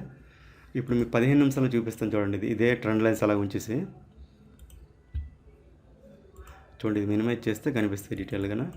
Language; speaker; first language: Telugu; native; Telugu